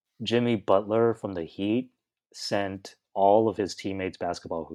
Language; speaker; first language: English; native; English